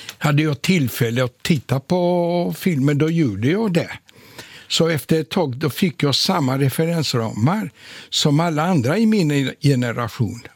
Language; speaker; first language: Swedish; non-native, fluent; Polish